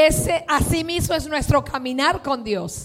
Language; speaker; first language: Spanish; early bilingual, heritage; Spanish